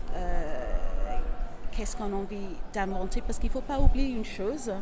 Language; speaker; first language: French; non-native, fluent; English